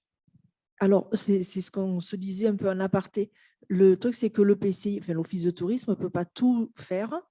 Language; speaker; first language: French; native; French